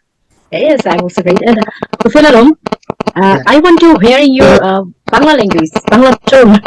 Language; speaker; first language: English; non-native, learner; Bangla